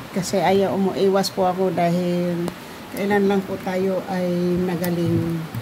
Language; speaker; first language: Filipino; non-native, local second language; Cebuano